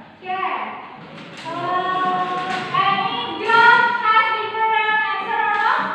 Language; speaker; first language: English; non-native, learner; Indonesian